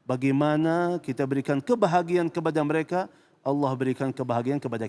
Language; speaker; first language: Indonesian; non-native, fluent; Arabic